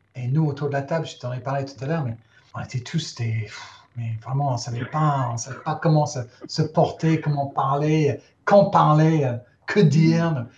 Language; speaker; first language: French; non-native, fluent; English